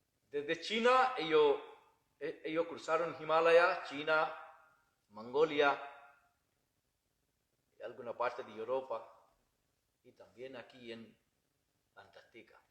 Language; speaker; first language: Spanish; non-native, learner; Bangla